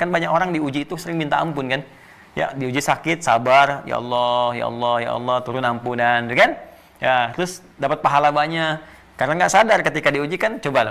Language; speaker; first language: Indonesian; native; Indonesian